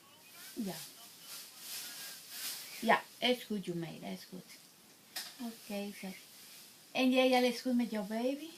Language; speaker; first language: Dutch; non-native, learner; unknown